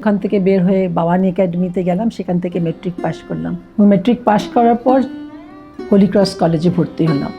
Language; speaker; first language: Bangla; native; Bangla